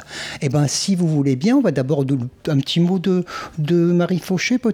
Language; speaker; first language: French; native; French